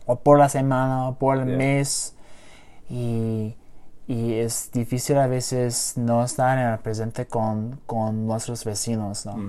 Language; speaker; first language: Spanish; non-native, learner; English